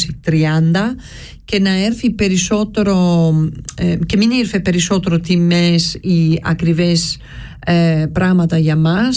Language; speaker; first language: Greek; early bilingual, heritage; Greek